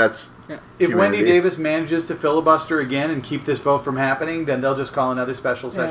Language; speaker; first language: English; native; English